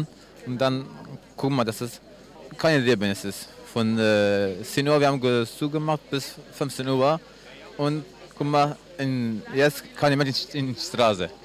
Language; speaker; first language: German; non-native, learner; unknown